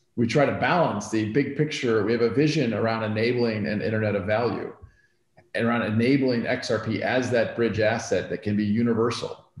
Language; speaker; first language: English; native; English